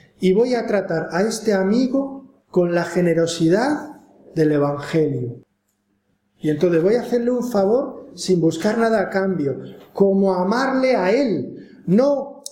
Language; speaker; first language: Spanish; native; Spanish